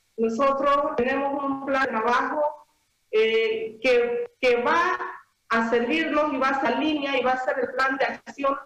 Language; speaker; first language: Spanish; native; Spanish